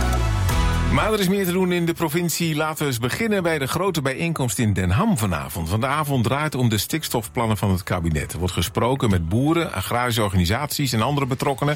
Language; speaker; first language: Dutch; native; Dutch